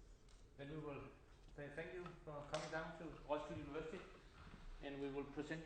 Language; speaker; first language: English; non-native, fluent; Danish